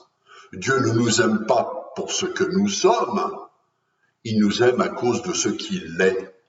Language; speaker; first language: French; native; French